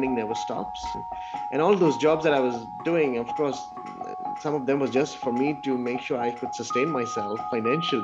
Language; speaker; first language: English; non-native, local second language; Urdu